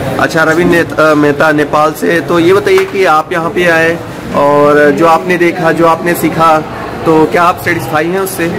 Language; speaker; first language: Hindi; native; Hindi